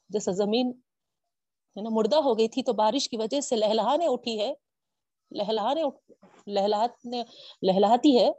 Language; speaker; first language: Urdu; native; Urdu